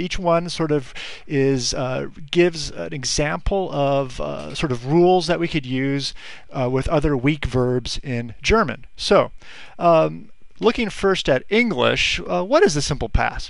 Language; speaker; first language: English; native; English